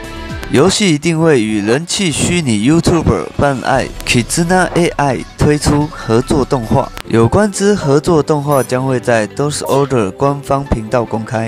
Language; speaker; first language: Chinese; native; Chinese